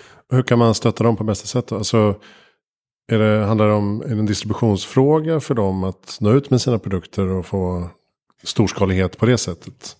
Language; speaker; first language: Swedish; native; Swedish